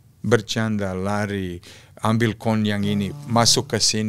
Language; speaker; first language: Indonesian; non-native, fluent; Serbian